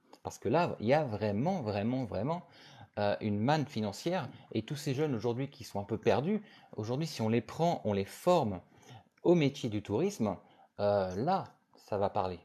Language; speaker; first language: French; native; French